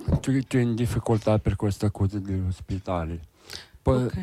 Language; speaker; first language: Italian; non-native, learner; Arabic